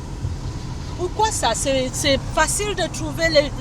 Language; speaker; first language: French; non-native, fluent; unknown